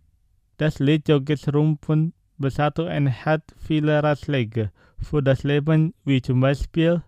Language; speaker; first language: German; non-native, fluent; Indonesian